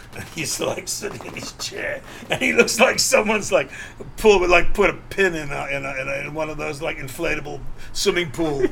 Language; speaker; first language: English; native; English